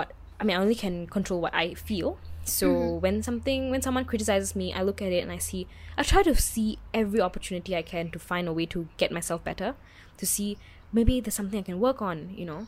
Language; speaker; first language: English; native; English